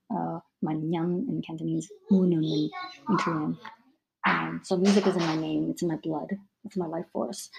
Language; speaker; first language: English; native; English